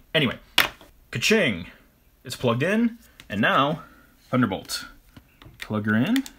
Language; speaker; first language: English; native; English